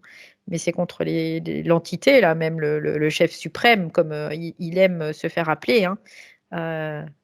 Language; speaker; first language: French; native; French